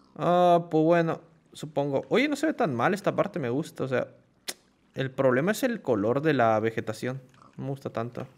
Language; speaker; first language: Spanish; native; Spanish